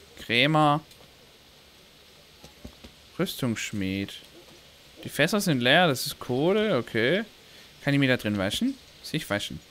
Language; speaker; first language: German; native; German